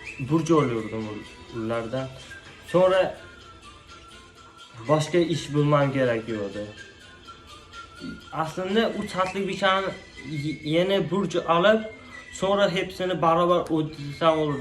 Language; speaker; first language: Turkish; non-native, learner; Uzbek